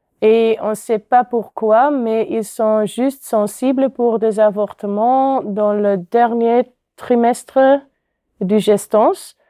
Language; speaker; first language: French; non-native, local second language; Dutch